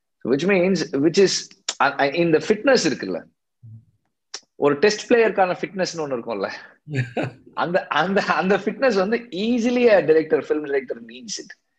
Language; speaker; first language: English; non-native, local second language; Tamil